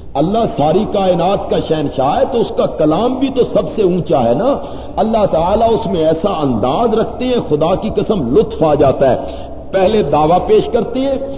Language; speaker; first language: Urdu; non-native, local second language; Punjabi